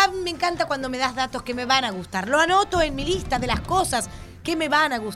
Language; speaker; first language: Spanish; native; Spanish